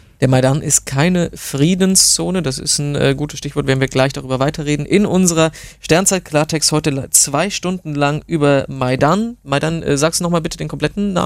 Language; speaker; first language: German; native; German